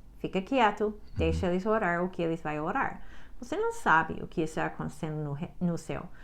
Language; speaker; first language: Portuguese; non-native, learner; English